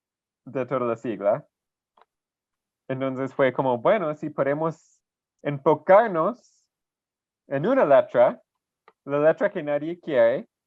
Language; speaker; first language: Spanish; non-native, fluent; English